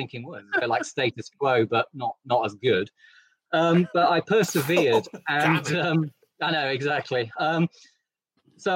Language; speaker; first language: English; native; English